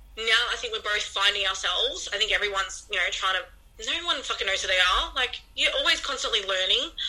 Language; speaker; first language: English; native; English